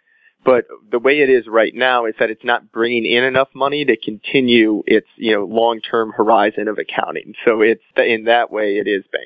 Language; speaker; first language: English; native; English